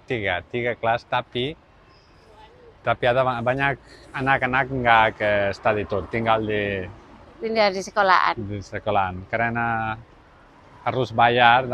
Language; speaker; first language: Indonesian; non-native, learner; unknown